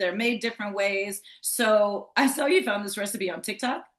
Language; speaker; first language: English; native; English